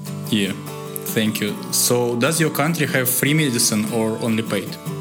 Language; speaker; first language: English; non-native, learner; Russian